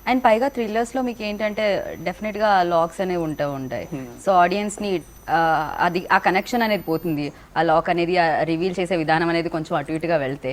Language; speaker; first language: Telugu; native; Telugu